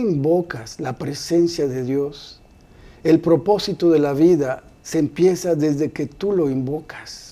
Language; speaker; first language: Spanish; native; Spanish